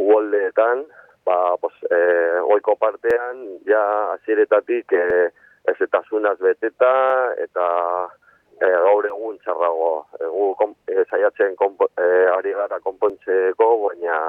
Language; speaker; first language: Basque; non-native, local second language; Spanish